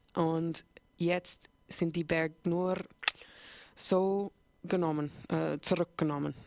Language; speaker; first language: German; non-native, learner; English